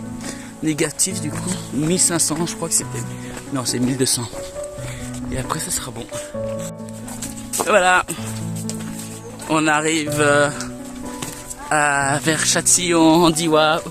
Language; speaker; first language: French; native; French